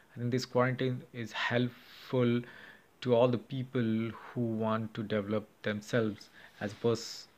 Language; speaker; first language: English; non-native, local second language; Hindi